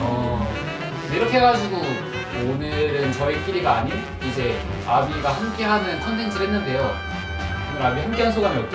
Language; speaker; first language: Korean; native; Korean